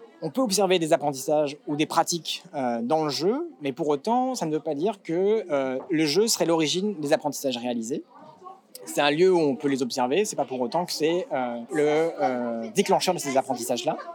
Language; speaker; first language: French; native; French